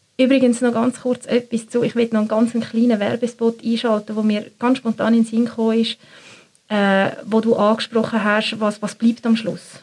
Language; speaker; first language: German; native; German